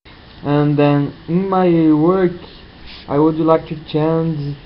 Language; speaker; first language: English; non-native, learner; Portuguese